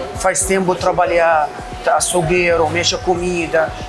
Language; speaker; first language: Portuguese; non-native, learner; Arabic